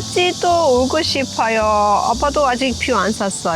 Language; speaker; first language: Korean; non-native, learner; Persian